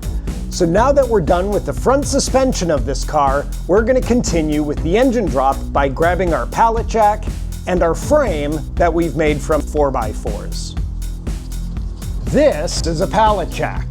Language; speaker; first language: English; native; English